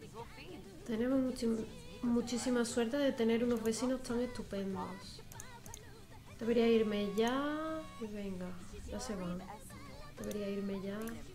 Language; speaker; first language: Spanish; native; Spanish